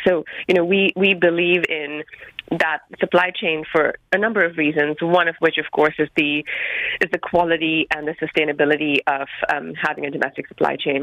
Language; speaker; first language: English; non-native, local second language; Hindi